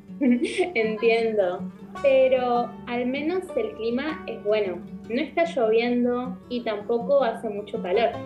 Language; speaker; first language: Spanish; native; Spanish